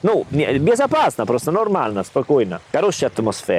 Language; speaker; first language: Russian; non-native, learner; Italian